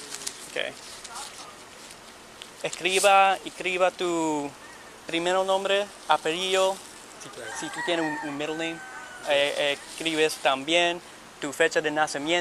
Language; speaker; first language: Spanish; early bilingual, heritage; Spanish